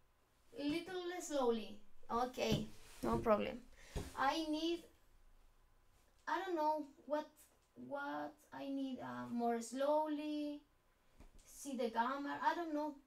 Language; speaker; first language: English; non-native, learner; Spanish